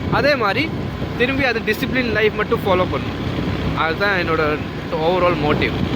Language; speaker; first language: Tamil; early bilingual, heritage; Tamil